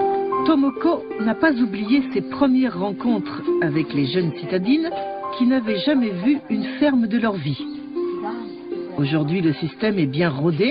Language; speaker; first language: French; native; French